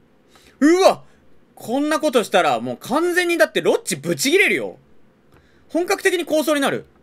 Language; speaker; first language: Japanese; native; Japanese